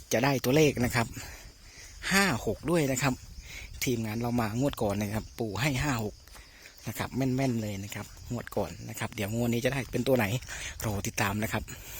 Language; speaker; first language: Thai; native; Thai